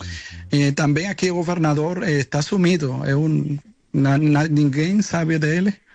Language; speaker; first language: Portuguese; non-native, learner; Spanish